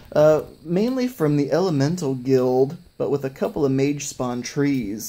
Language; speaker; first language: English; native; English